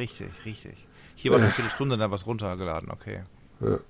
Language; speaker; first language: German; native; German